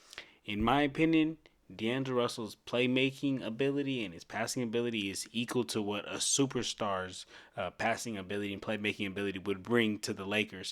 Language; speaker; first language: English; native; English